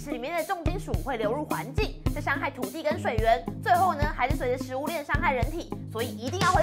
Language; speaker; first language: Chinese; native; Chinese